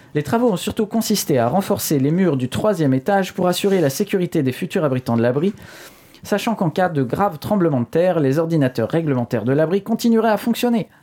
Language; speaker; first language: French; native; French